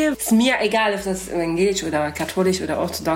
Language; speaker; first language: German; non-native, learner; Arabic